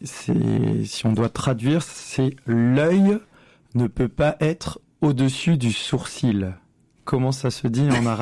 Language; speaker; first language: French; native; French